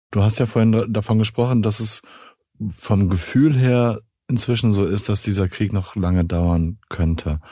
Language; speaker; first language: German; native; German